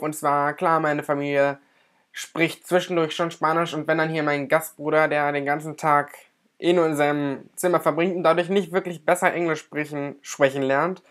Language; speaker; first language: German; native; German